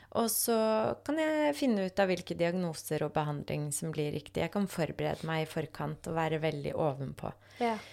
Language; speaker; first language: Norwegian; early bilingual, other home language; Polish